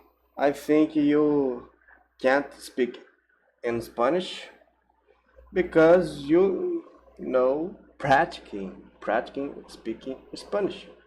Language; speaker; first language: English; non-native, learner; Portuguese